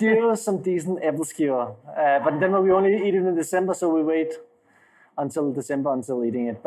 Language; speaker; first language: English; non-native, fluent; Danish